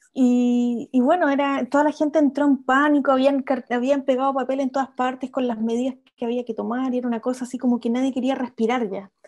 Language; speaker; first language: Spanish; native; Spanish